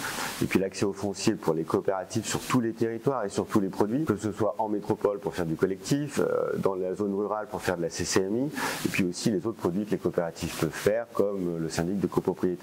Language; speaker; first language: French; native; French